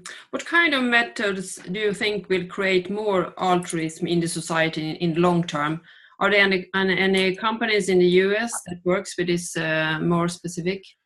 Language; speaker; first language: English; non-native, fluent; Swedish